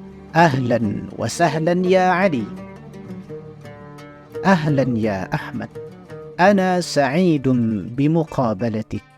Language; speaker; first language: Arabic; non-native, fluent; Indonesian